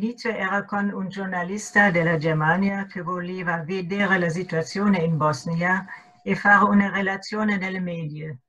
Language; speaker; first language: Italian; non-native, fluent; German